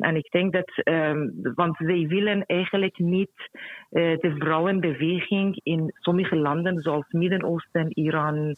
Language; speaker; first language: Dutch; non-native, fluent; Persian